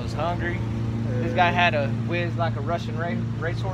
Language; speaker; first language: English; native; English